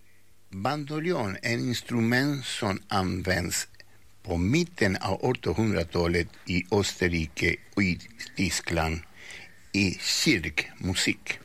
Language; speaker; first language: Swedish; non-native, learner; Spanish